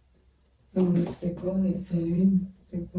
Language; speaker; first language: French; non-native, learner; Chinese